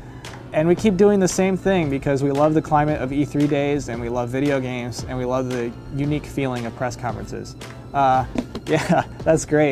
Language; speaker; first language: English; native; English